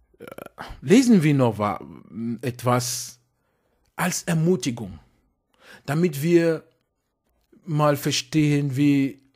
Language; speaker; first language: German; non-native, fluent; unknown